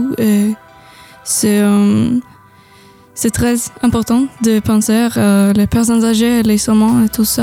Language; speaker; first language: French; non-native, learner; Swedish